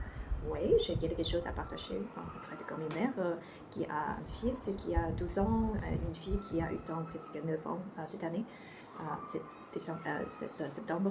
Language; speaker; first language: French; non-native, learner; Chinese